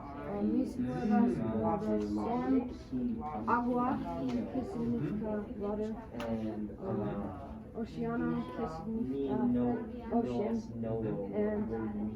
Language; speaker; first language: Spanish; non-native, learner; English